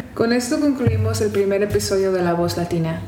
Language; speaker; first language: Spanish; early bilingual, other home language; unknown